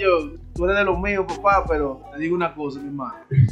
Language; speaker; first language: Spanish; early bilingual, other home language; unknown